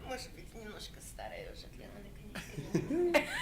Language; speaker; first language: Russian; early bilingual, heritage; Russian